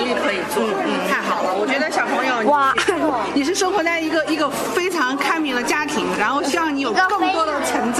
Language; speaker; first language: Chinese; native; Chinese